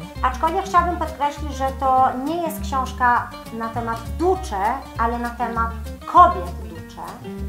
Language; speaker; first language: Polish; non-native, fluent; Italian